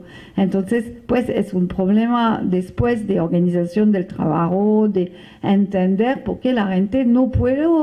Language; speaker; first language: Spanish; non-native, fluent; French